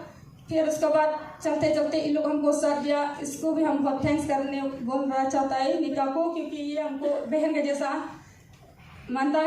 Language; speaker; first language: Hindi; non-native, local second language; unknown